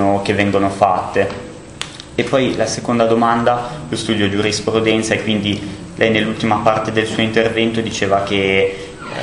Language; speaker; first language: Italian; native; Italian